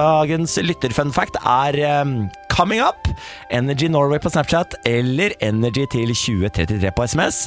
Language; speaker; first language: Norwegian; native; Norwegian